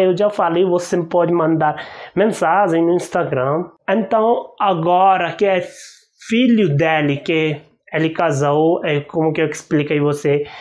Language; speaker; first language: Portuguese; non-native, learner; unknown